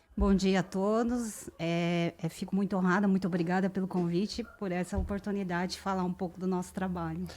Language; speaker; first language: Portuguese; early bilingual, other home language; Japanese